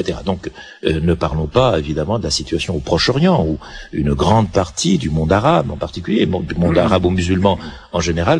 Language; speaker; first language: French; native; French